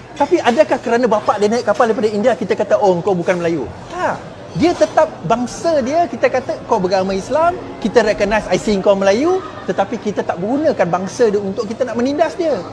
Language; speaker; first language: Malay; non-native, local second language; Chinese